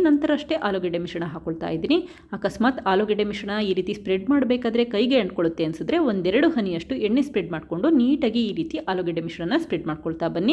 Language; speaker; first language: Kannada; native; Kannada